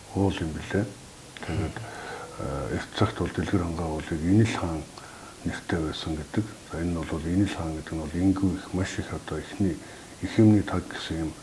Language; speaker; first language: Mongolian; native; Mongolian